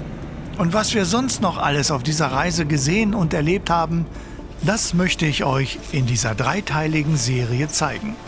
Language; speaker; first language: German; native; German